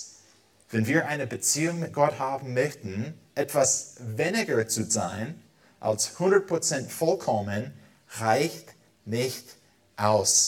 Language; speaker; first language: German; non-native, fluent; English